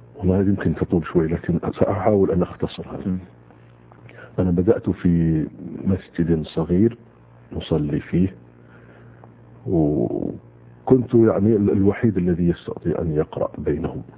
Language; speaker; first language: Arabic; native; Arabic